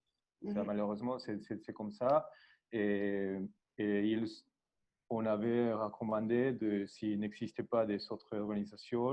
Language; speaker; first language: French; non-native, learner; Spanish